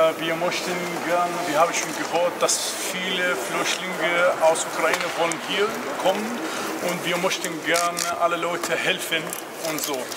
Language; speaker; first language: German; non-native, learner; Arabic